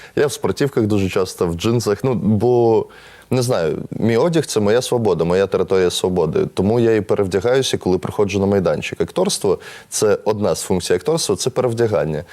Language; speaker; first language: Ukrainian; non-native, local second language; Russian